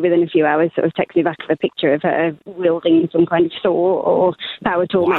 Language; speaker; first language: English; native; English